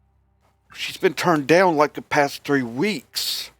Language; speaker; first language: English; native; English